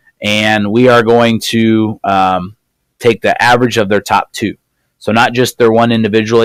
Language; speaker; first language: English; native; English